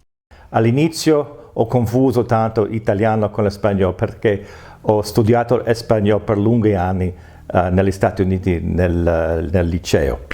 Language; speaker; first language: Italian; non-native, fluent; English